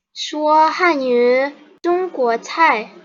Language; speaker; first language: Chinese; non-native, fluent; Indonesian